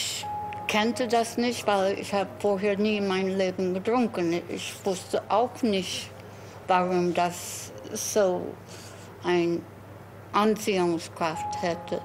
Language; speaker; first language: German; non-native, fluent; English